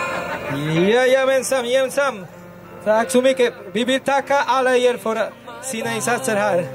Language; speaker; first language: Swedish; non-native, fluent; Spanish